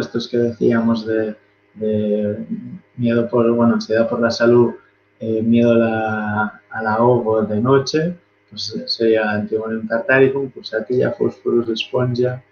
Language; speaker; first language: Spanish; native; Spanish